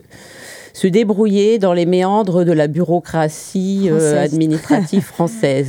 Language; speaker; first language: French; native; French